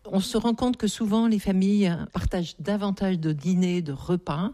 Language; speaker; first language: French; native; French